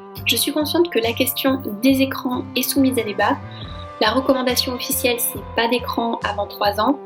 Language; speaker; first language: French; native; French